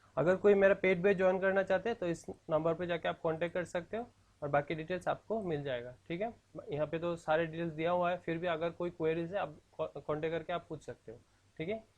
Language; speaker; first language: Hindi; non-native, local second language; Assamese